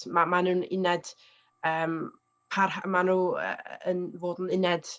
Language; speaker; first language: Welsh; native; Welsh